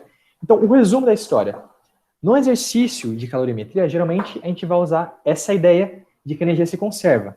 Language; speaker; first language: Portuguese; native; Portuguese